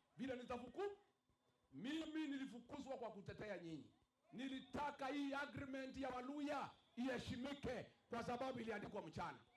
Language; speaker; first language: Swahili; non-native, local second language; Kikuyu